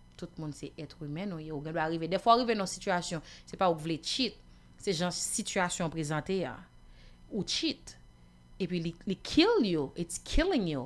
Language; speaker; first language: Haitian Creole; native; Haitian Creole